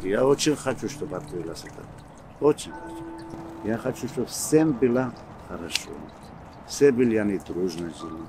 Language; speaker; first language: Russian; non-native, fluent; Georgian